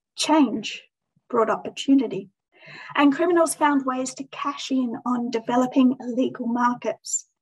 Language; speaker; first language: English; native; English